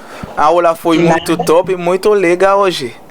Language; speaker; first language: Portuguese; non-native, learner; Haitian Creole